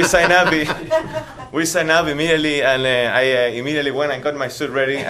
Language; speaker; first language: English; non-native, fluent; Spanish